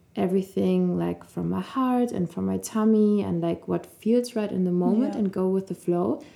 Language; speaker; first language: English; non-native, fluent; German